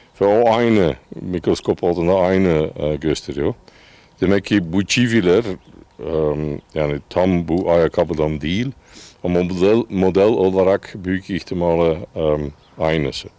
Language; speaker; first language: Turkish; non-native, fluent; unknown